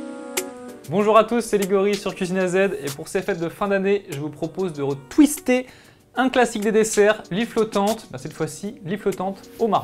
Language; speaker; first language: French; native; French